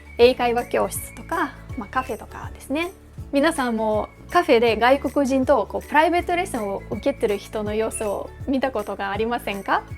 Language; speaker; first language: Japanese; non-native, fluent; Russian